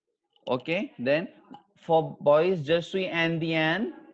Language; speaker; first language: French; non-native, fluent; Hindi